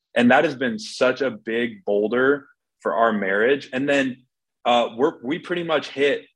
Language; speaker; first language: English; native; English